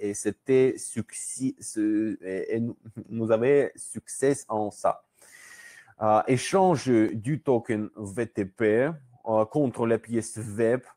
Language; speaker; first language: French; non-native, learner; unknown